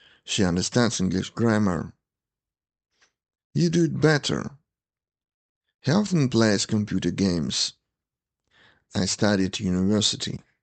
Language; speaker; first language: English; non-native, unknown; Ukrainian